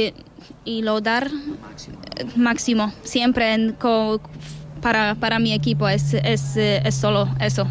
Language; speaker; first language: Spanish; non-native, learner; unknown